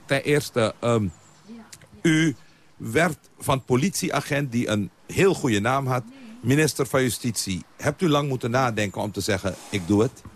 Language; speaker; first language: Dutch; non-native, local second language; Caribbean Hindustani